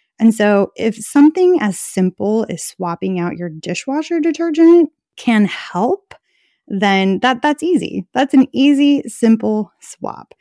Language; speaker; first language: English; native; English